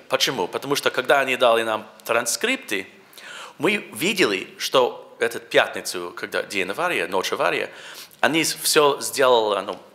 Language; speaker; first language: Russian; non-native, learner; English